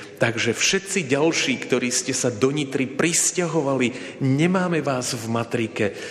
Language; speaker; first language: Slovak; native; Slovak